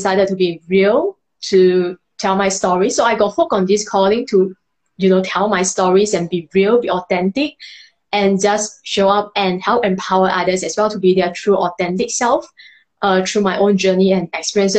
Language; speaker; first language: English; non-native, local second language; Chinese